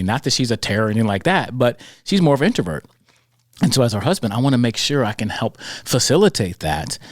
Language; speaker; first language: English; native; English